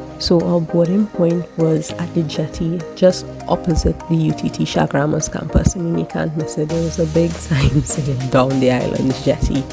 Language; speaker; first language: English; native; English